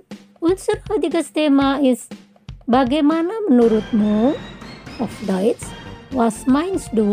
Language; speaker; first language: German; non-native, fluent; Indonesian